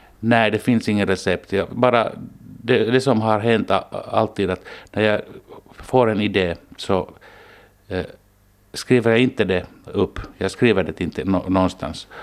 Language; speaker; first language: Swedish; non-native, local second language; Finnish